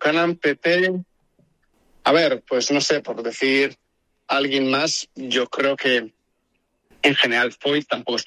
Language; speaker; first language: Spanish; native; Spanish